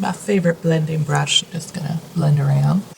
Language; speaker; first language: English; native; English